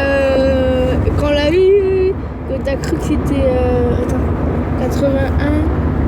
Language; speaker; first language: French; native; French